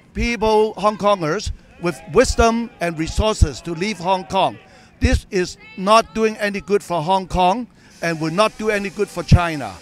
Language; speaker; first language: English; non-native, local second language; Cantonese